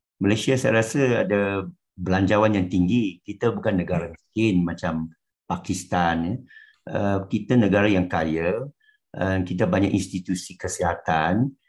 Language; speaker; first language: Malay; non-native, local second language; Chinese